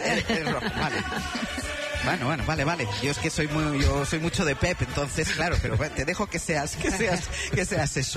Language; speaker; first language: Spanish; native; Spanish